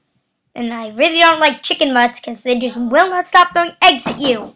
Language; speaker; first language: English; native; English